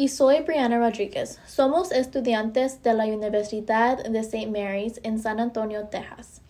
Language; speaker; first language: Spanish; early bilingual, heritage; Spanish